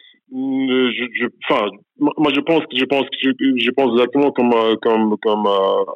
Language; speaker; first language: French; non-native, fluent; English